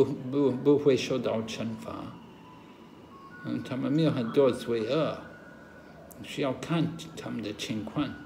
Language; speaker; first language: Chinese; non-native, learner; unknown